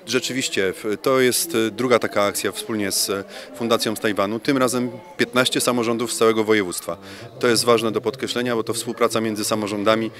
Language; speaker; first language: Polish; native; Polish